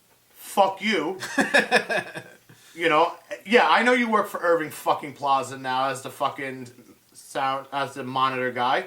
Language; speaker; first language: English; native; English